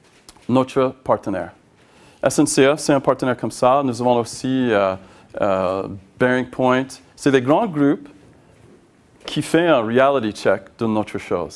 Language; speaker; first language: French; non-native, learner; English